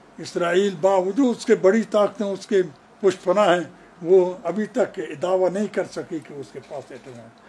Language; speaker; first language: Urdu; non-native, fluent; Arabic